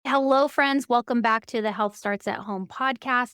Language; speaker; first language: English; native; English